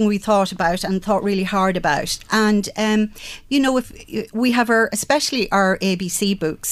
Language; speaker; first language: English; native; English